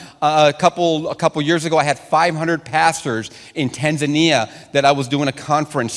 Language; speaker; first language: English; non-native, fluent; Spanish